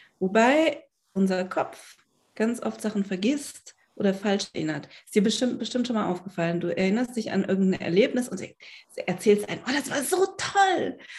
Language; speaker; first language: German; native; German